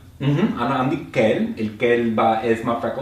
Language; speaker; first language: Arabic; non-native, learner; English